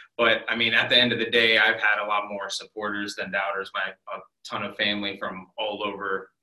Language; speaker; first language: English; native; English